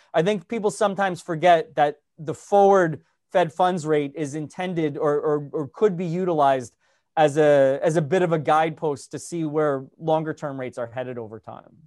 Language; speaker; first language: English; native; English